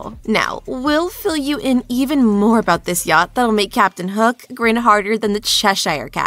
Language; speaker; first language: English; native; English